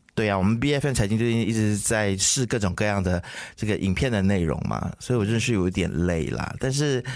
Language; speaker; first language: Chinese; native; Chinese